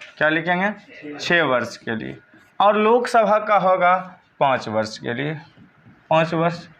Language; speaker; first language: Hindi; native; Hindi